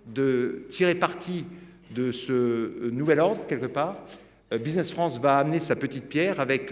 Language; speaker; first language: French; native; French